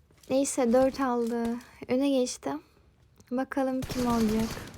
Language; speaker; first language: Turkish; non-native, fluent; Azerbaijani